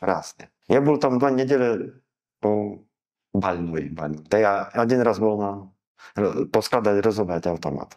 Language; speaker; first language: Russian; non-native, learner; Slovak